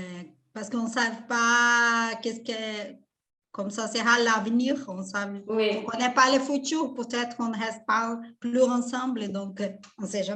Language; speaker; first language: French; non-native, fluent; Portuguese